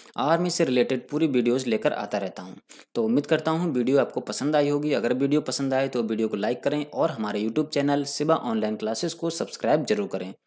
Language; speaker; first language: Hindi; native; Hindi